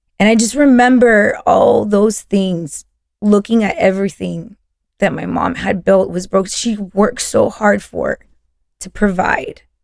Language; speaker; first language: English; early bilingual, other home language; Spanish